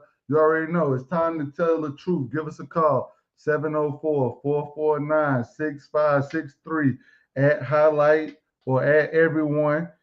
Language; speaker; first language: English; native; English